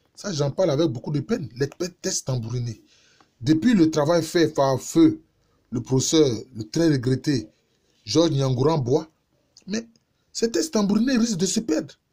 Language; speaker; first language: French; non-native, local second language; Baoulé